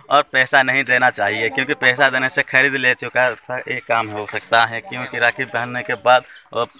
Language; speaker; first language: Hindi; non-native, local second language; Odia